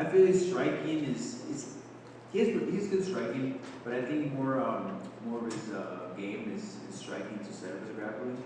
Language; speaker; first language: English; native; English